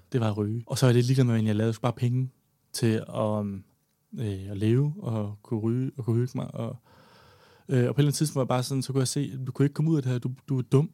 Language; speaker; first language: Danish; native; Danish